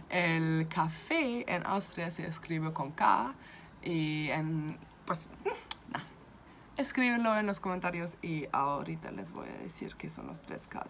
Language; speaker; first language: Spanish; non-native, fluent; German